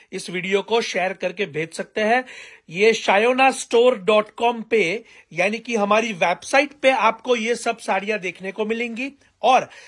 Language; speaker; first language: Hindi; non-native, local second language; Gujarati